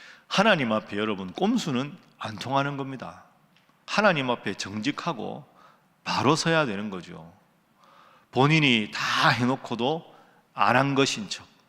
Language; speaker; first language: Korean; native; Korean